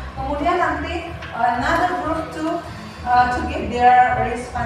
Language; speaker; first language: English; non-native, fluent; Indonesian